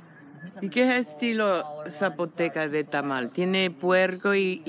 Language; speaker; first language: Spanish; non-native, fluent; English